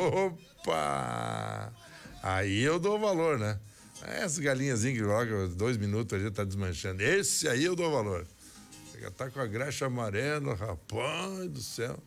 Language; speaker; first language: Portuguese; native; Portuguese